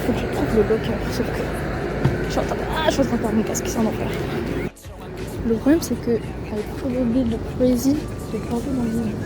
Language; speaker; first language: French; native; French